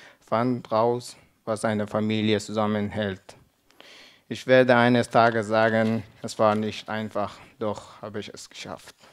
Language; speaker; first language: German; non-native, learner; Persian